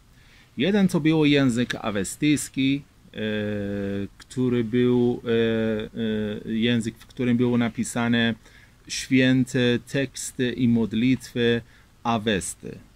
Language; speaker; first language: Polish; non-native, fluent; Persian